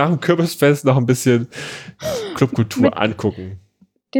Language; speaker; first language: German; native; German